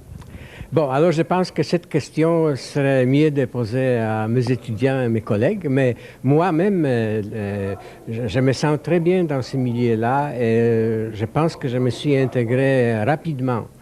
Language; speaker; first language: French; non-native, fluent; Polish